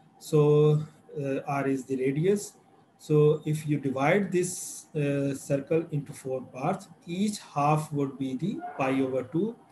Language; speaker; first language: English; non-native, local second language; Urdu